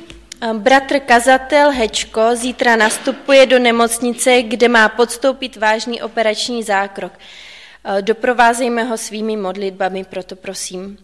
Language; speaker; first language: Czech; native; Czech